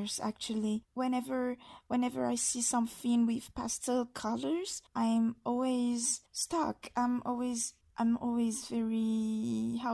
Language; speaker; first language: English; non-native, fluent; Malagasy